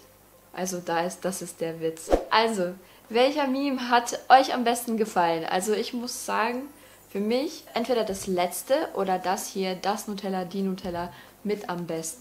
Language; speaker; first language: German; non-native, fluent; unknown